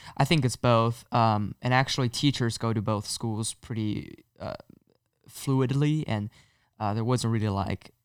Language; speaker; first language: English; non-native, fluent; Chinese